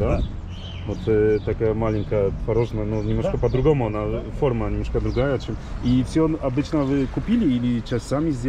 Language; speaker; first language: Russian; non-native, fluent; Polish